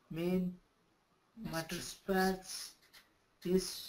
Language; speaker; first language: German; non-native, learner; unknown